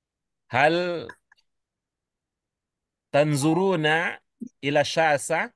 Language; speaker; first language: Arabic; non-native, learner; Indonesian